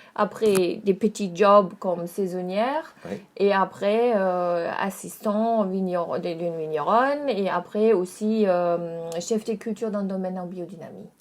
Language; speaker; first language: French; non-native, fluent; German